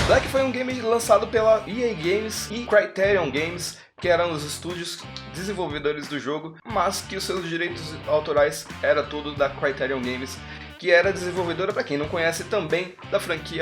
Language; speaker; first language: Portuguese; native; Portuguese